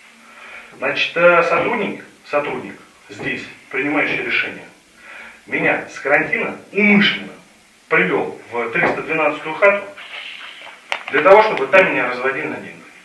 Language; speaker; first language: Russian; native; Russian